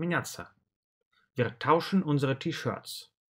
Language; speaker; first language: German; non-native, fluent; Russian